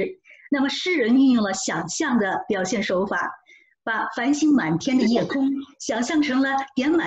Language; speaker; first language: Chinese; native; Chinese